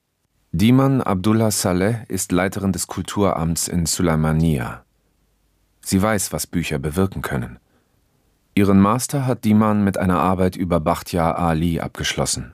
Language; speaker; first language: German; native; German